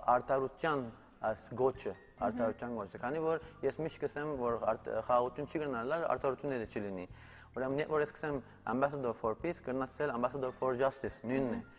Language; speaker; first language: Armenian; early bilingual, heritage; Armenian